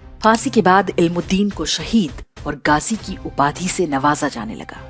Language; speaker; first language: Hindi; native; Hindi